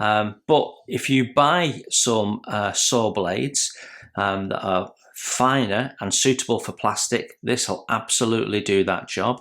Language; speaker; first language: English; native; English